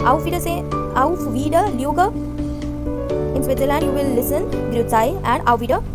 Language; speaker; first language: German; non-native, fluent; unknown